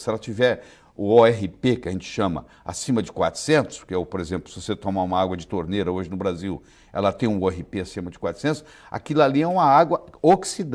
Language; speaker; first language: Portuguese; native; Portuguese